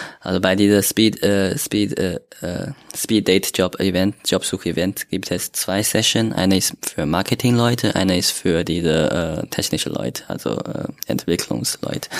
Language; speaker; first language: German; non-native, learner; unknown